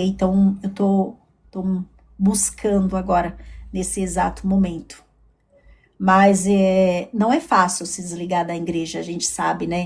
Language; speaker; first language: Portuguese; native; Portuguese